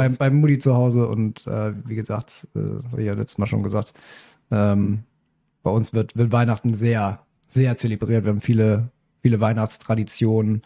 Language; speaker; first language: German; native; German